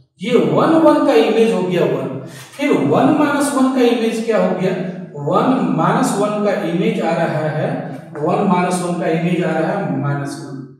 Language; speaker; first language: Hindi; native; Hindi